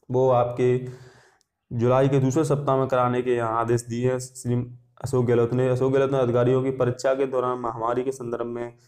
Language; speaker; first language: Hindi; native; Hindi